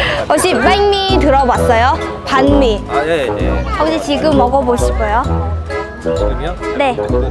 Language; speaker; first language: Korean; non-native, learner; Vietnamese